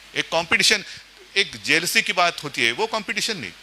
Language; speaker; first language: Hindi; non-native, local second language; Marathi